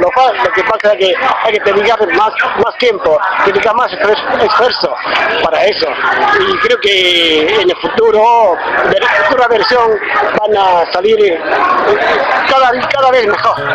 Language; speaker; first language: Spanish; non-native, fluent; Chinese